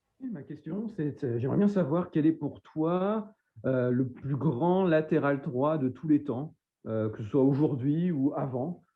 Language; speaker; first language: French; native; French